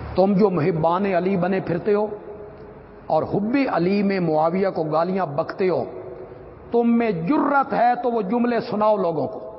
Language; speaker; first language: Urdu; non-native, local second language; Punjabi